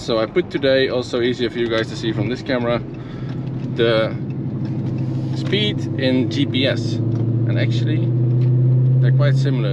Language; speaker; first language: English; non-native, fluent; Dutch